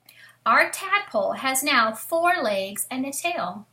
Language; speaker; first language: English; native; English